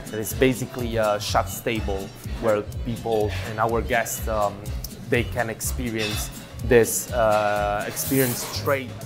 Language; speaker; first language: English; non-native, fluent; Italian